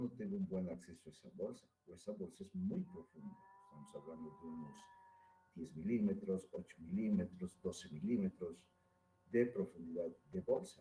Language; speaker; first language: Spanish; native; Spanish